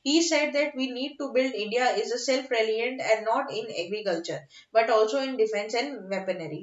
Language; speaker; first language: English; non-native, local second language; Hindi